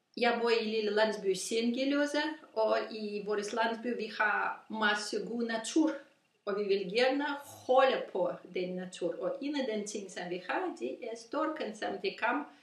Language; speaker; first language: Danish; non-native, learner; Russian